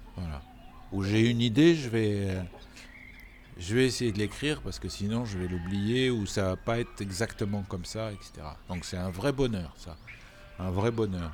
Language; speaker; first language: French; non-native, local second language; Arabic